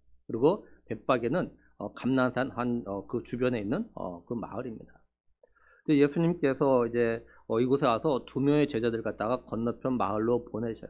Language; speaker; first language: Korean; native; Korean